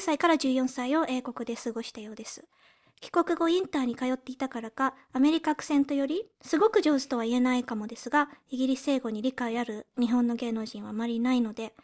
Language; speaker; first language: Japanese; early bilingual, heritage; Japanese